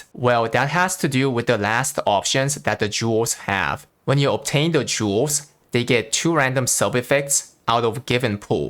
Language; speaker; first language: English; non-native, fluent; Korean